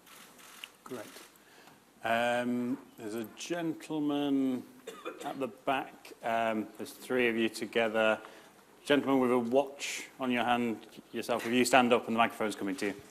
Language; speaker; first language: English; native; English